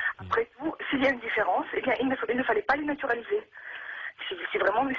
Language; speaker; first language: French; non-native, fluent; Russian